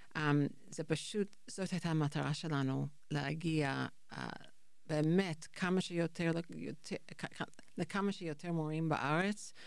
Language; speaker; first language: Hebrew; non-native, fluent; English